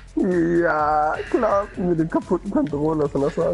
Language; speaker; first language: German; native; German